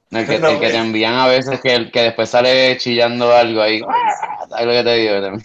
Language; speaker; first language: Spanish; native; Spanish